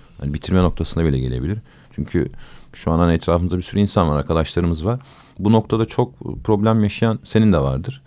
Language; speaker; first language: Turkish; native; Turkish